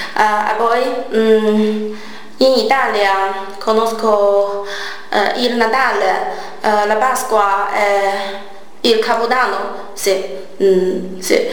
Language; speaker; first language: Italian; non-native, learner; Chinese